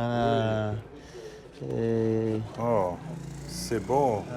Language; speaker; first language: French; non-native, learner; German